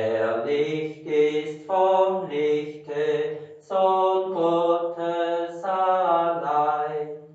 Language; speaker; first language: German; native; German